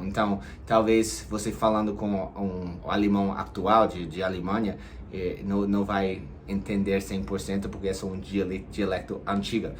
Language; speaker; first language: Portuguese; non-native, fluent; English